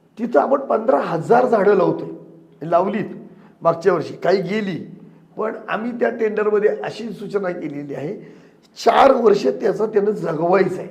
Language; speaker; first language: Marathi; native; Marathi